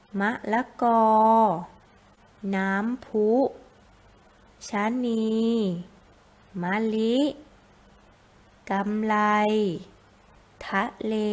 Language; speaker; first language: Thai; native; Thai